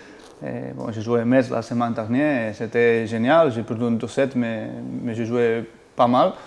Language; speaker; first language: French; non-native, fluent; Spanish